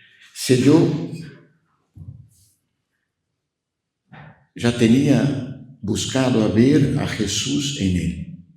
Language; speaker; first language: Spanish; non-native, fluent; Portuguese